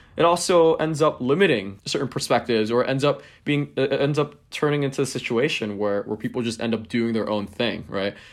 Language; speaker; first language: English; non-native, local second language; Cantonese